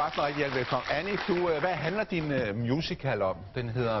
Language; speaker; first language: Danish; native; Danish